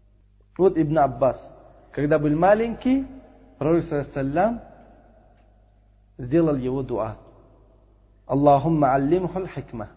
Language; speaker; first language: Russian; non-native, local second language; Uzbek